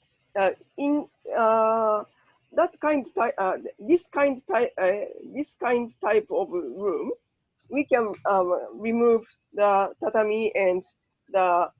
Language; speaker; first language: English; non-native, learner; Japanese